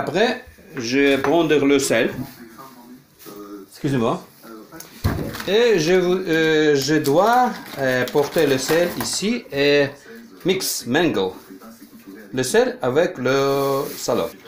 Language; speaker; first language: French; non-native, learner; Ukrainian